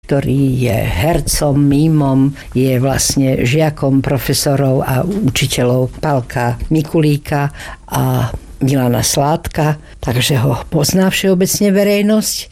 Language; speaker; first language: Slovak; native; Slovak